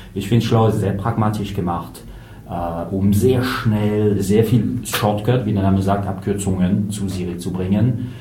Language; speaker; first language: German; non-native, fluent; French